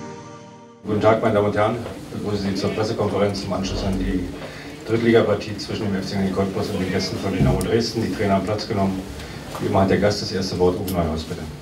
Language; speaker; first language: German; native; German